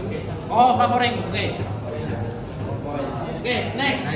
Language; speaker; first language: English; non-native, learner; Indonesian